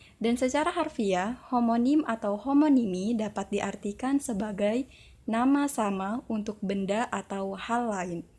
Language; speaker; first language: Indonesian; native; Indonesian